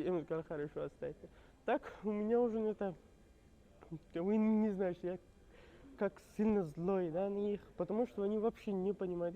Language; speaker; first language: Russian; non-native, learner; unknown